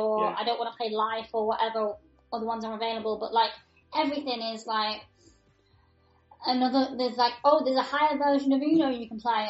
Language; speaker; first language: English; native; English